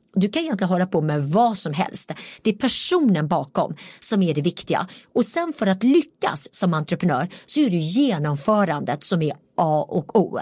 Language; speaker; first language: Swedish; early bilingual, other home language; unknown